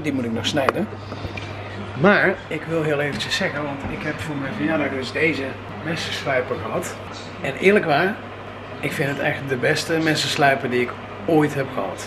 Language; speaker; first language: Dutch; native; Dutch